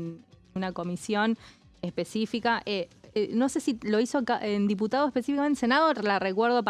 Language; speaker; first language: Spanish; native; Spanish